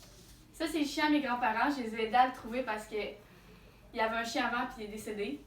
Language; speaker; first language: French; native; French